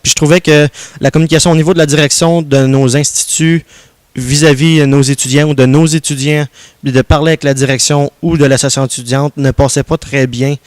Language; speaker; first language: French; native; French